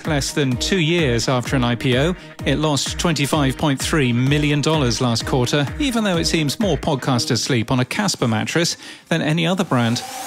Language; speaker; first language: English; native; English